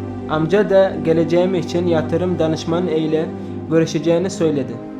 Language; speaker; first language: Turkish; non-native, learner; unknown